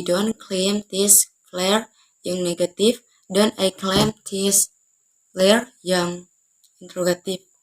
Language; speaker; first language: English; non-native, learner; Indonesian